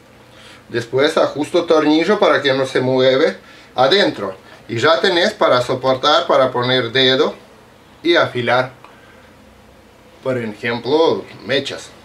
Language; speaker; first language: Spanish; non-native, learner; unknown